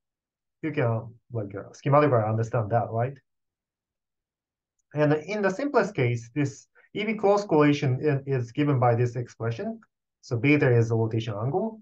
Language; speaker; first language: English; non-native, fluent; Japanese